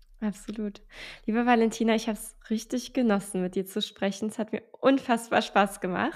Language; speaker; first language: German; native; German